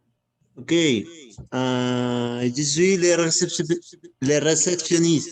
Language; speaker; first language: French; non-native, learner; Spanish